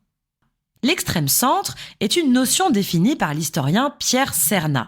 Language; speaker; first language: French; native; French